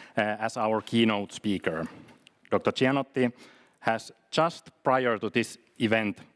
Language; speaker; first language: English; non-native, fluent; Finnish